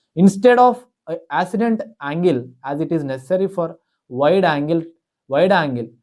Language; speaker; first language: English; non-native, local second language; Telugu